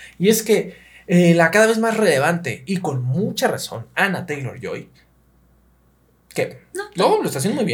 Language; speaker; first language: Spanish; native; Spanish